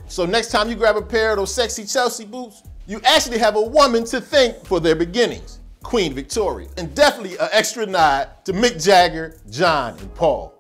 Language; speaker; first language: English; native; English